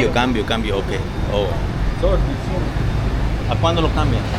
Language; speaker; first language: Spanish; early bilingual, heritage; Spanish